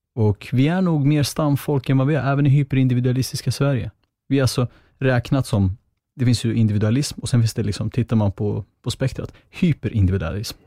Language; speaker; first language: Swedish; early bilingual, other home language; Kurdish